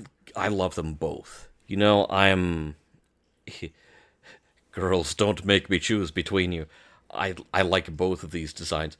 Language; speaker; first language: English; native; English